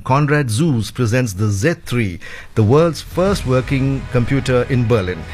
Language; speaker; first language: English; early bilingual, other home language; Hindi